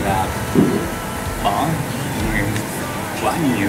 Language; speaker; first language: Vietnamese; non-native, learner; Japanese